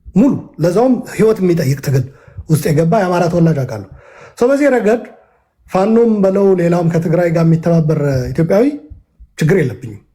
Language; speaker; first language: Amharic; non-native, local second language; Tigrinya